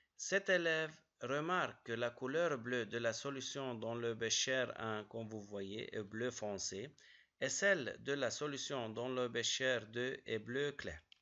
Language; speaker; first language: French; non-native, local second language; Arabic